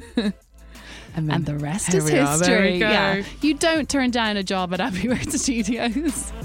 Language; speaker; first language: English; native; English